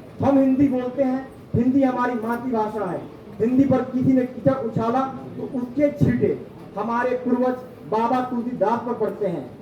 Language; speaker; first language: Hindi; native; Hindi